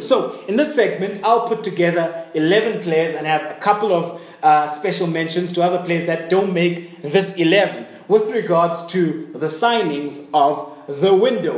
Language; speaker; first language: English; native; English